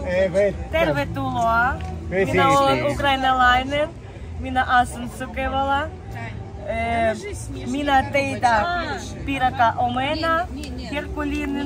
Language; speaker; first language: Finnish; non-native, learner; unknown